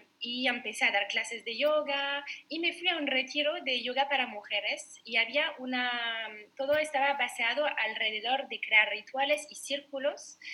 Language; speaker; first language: Spanish; non-native, fluent; French